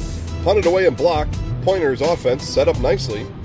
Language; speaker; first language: English; native; English